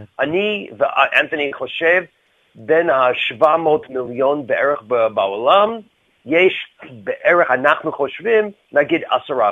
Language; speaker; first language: Hebrew; non-native, fluent; English